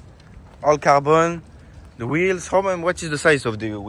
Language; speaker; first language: English; non-native, learner; French